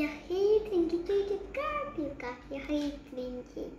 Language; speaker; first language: Russian; early bilingual, heritage; Tajik